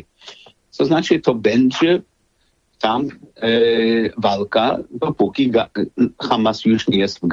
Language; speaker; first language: Polish; non-native, learner; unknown